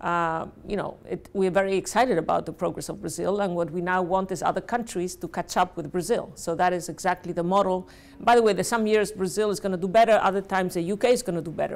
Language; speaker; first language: English; non-native, fluent; Spanish